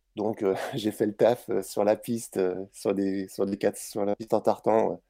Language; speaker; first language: French; native; French